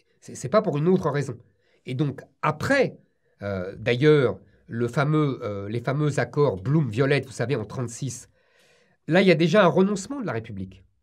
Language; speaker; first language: French; native; French